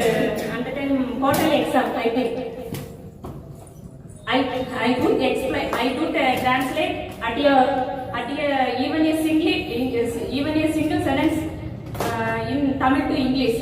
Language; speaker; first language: English; non-native, learner; Tamil